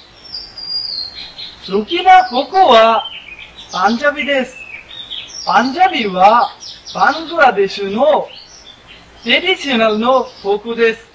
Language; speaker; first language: Japanese; non-native, learner; Bangla